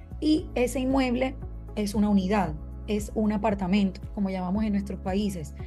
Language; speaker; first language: Spanish; native; Spanish